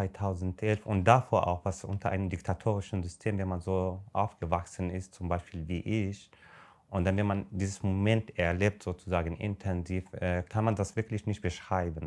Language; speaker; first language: German; non-native, fluent; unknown